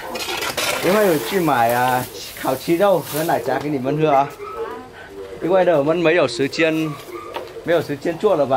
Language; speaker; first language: Chinese; non-native, learner; Vietnamese